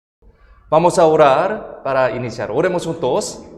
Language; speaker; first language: Spanish; non-native, fluent; Korean